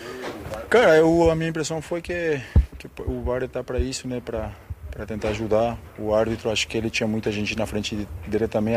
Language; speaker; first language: Portuguese; non-native, fluent; Spanish